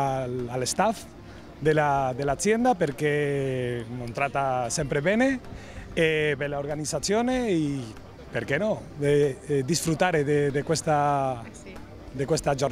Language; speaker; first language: Italian; non-native, fluent; Spanish